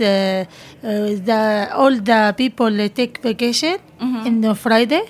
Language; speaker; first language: English; non-native, learner; Arabic